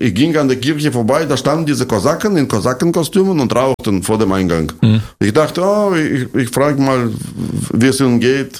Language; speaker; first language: German; non-native, fluent; Russian